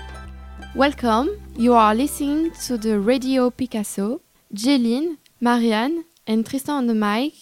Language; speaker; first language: English; non-native, learner; French